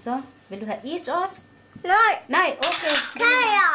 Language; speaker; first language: Danish; non-native, learner; Filipino